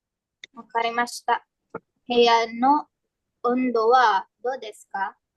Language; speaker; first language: Japanese; non-native, learner; Filipino